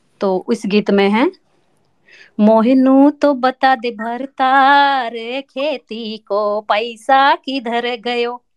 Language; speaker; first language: Hindi; native; Hindi